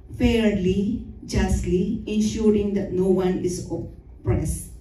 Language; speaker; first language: English; non-native, local second language; Filipino